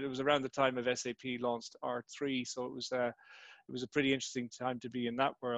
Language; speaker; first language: English; native; English